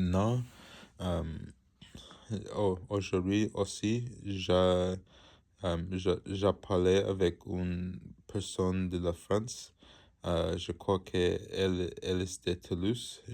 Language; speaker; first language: French; non-native, learner; English